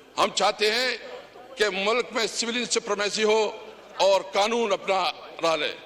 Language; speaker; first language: Urdu; non-native, local second language; Pashto